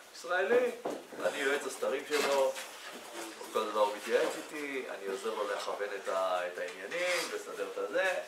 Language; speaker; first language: Hebrew; native; Hebrew